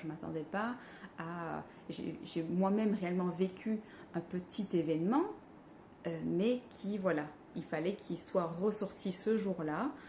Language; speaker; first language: French; native; French